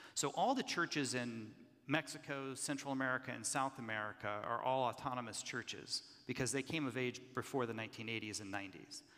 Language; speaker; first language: English; native; English